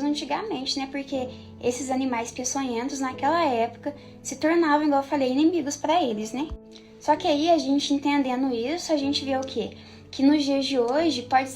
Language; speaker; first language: Portuguese; native; Portuguese